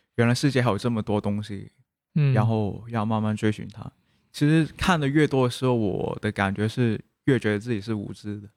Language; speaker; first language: Chinese; non-native, local second language; Cantonese